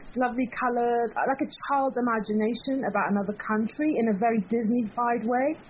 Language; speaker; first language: English; early bilingual, other home language; Persian